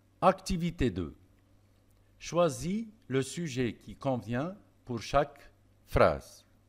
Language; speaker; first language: French; non-native, local second language; Arabic